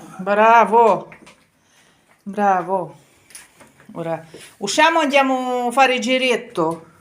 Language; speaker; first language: Italian; non-native, learner; Ukrainian